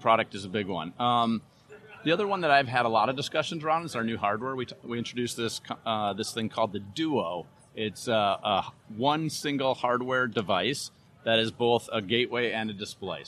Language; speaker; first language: English; native; English